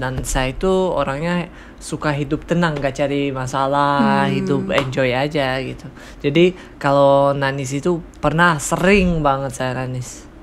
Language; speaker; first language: Indonesian; non-native, fluent; Tajik